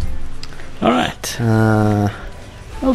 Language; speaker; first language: Norwegian; native; Norwegian